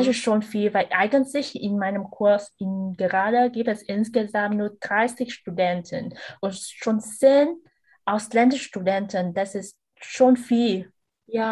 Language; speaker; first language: German; non-native, learner; Vietnamese